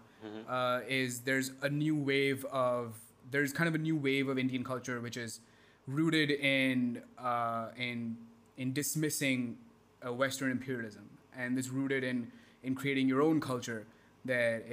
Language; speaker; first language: English; non-native, local second language; Hindi